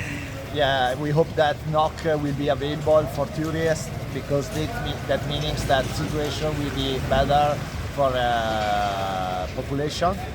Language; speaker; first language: English; non-native, learner; Italian